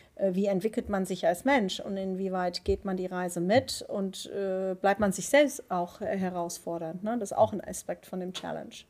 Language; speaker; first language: German; non-native, fluent; Dutch